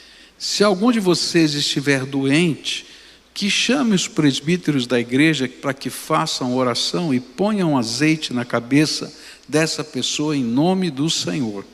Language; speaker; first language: Portuguese; native; Portuguese